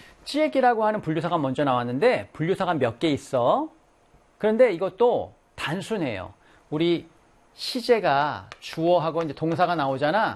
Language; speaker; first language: Korean; native; Korean